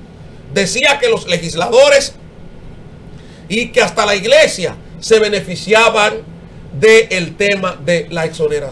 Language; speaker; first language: Spanish; native; Spanish